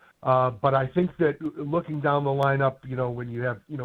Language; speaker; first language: English; native; English